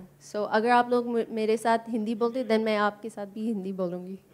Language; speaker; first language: Hindi; non-native, learner; English